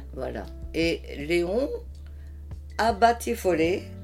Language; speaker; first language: French; early bilingual, heritage; French